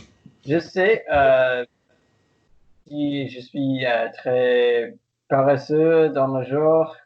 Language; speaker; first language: French; non-native, learner; English